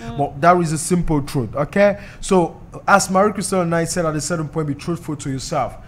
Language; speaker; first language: English; non-native, local second language; French